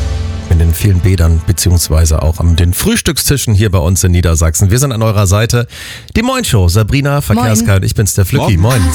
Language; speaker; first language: German; native; German